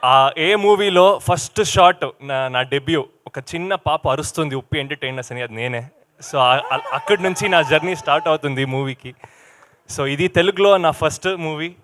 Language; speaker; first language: Telugu; non-native, learner; Kannada